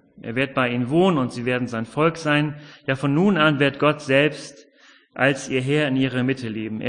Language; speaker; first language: German; native; German